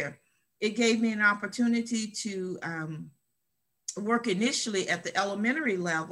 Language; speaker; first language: English; native; English